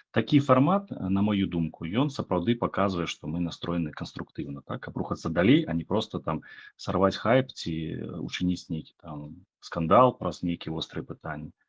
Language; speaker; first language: Belarusian; non-native, local second language; Russian